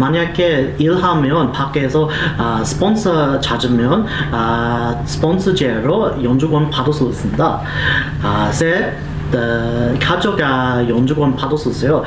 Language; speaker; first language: Korean; non-native, learner; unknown